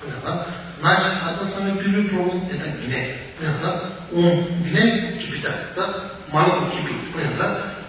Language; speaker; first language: Russian; non-native, learner; Tibetan